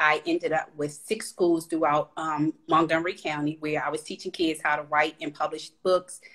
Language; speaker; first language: English; native; English